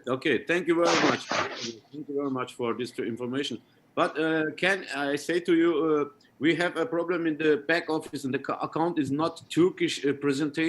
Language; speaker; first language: English; non-native, learner; Turkish